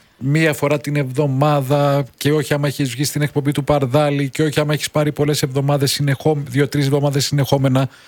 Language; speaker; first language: Greek; native; Greek